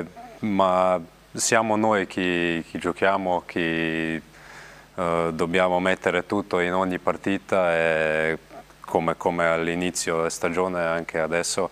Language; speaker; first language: Italian; non-native, learner; Slovenian